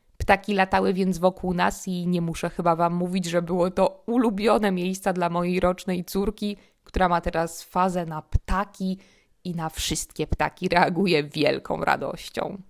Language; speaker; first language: Polish; native; Polish